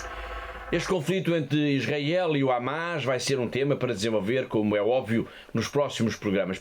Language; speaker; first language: Portuguese; native; Portuguese